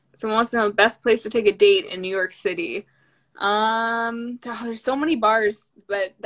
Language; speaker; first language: English; native; English